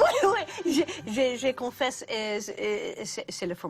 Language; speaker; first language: French; non-native, learner; English